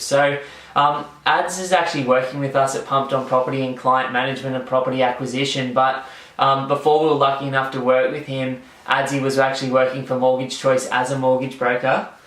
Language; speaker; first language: English; native; English